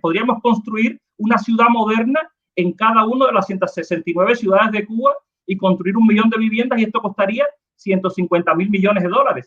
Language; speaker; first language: Spanish; native; Spanish